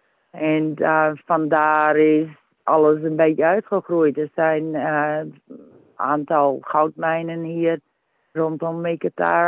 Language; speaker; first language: Dutch; early bilingual, heritage; Dutch